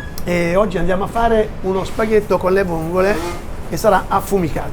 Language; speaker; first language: Italian; native; Italian